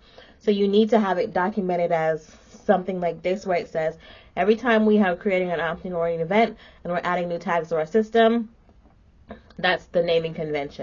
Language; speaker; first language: English; native; English